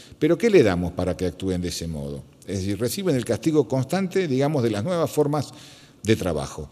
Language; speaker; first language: Spanish; native; Spanish